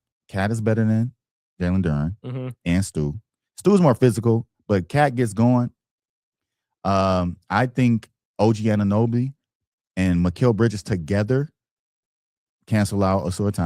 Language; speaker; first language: English; native; English